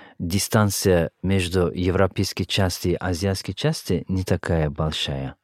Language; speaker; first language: Russian; non-native, fluent; Turkish